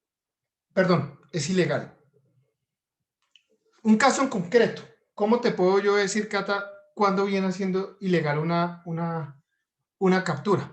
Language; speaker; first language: Spanish; native; Spanish